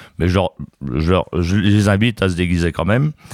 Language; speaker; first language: French; native; French